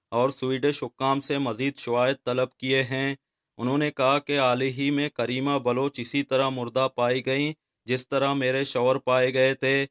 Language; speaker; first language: Urdu; non-native, local second language; Baluchi